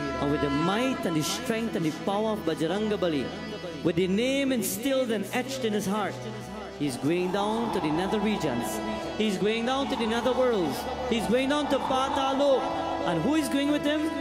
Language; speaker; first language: English; native; English